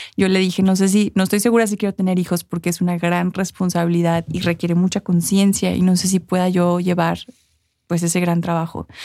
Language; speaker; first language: Spanish; early bilingual, heritage; Spanish